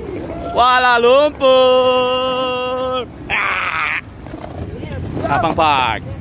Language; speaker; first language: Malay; non-native, learner; Filipino